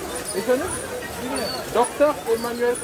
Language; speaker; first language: Turkish; non-native, learner; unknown